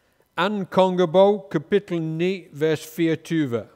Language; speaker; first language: Danish; non-native, fluent; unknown